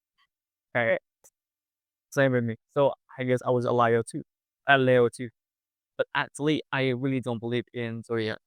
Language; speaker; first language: English; non-native, fluent; Indonesian